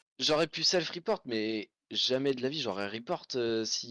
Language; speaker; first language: French; native; French